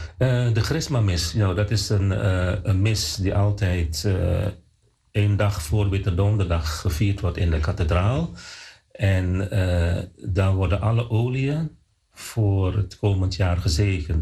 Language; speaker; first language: Dutch; non-native, fluent; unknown